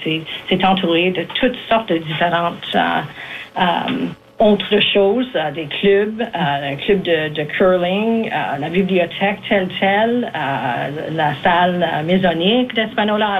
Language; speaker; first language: French; native; French